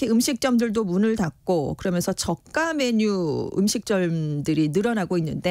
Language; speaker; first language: Korean; native; Korean